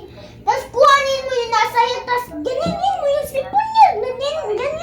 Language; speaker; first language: Filipino; non-native, learner; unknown